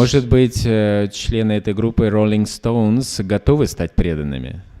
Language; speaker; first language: Russian; native; Russian